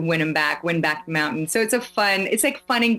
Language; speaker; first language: English; non-native, fluent; Swedish